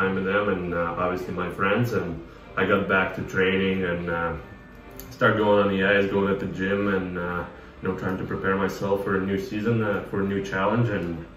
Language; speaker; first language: English; non-native, fluent; Russian